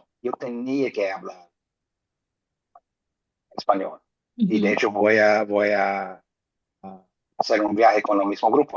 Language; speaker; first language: Spanish; non-native, fluent; English